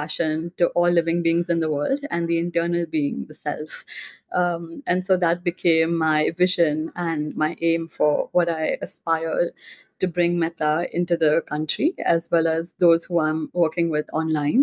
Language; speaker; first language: English; non-native, local second language; Hindi